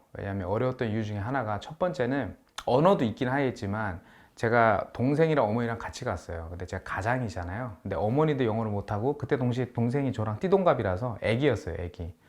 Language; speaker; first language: Korean; native; Korean